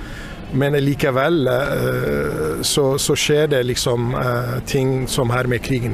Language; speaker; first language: Norwegian; non-native, fluent; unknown